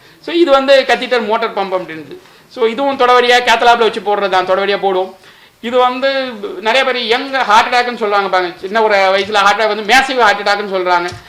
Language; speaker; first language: Tamil; native; Tamil